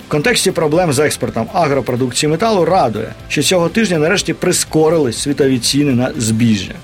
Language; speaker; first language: Ukrainian; non-native, local second language; Russian